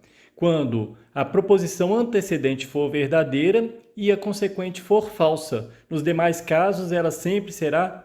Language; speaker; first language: Portuguese; native; Portuguese